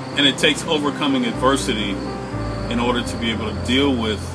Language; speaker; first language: English; native; English